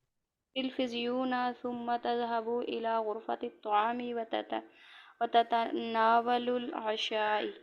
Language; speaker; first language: Arabic; non-native, learner; Urdu